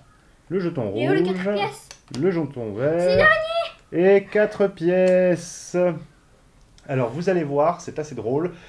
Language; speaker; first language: French; native; French